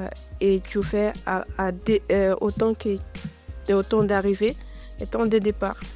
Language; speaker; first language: French; non-native, learner; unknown